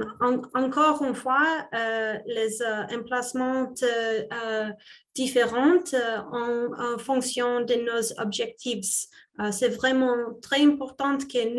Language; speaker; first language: French; non-native, fluent; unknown